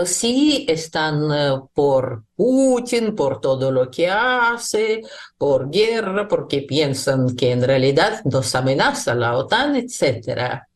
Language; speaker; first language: Spanish; non-native, fluent; Russian